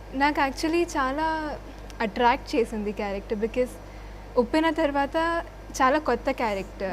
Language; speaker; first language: Telugu; non-native, fluent; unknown